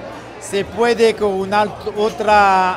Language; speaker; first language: Spanish; non-native, learner; French